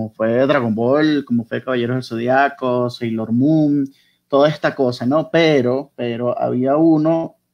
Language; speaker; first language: Spanish; native; Spanish